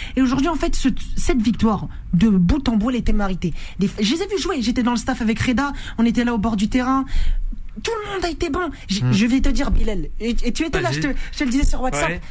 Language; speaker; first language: French; native; French